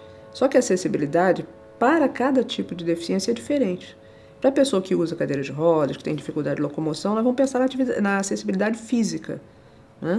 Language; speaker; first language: Portuguese; native; Portuguese